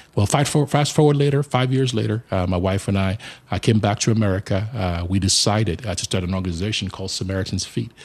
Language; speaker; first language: English; non-native, local second language; Yoruba